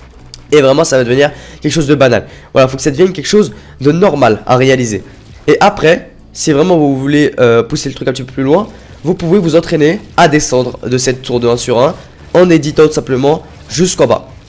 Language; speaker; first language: French; native; French